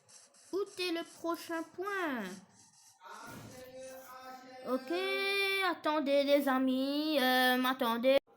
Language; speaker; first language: French; non-native, fluent; English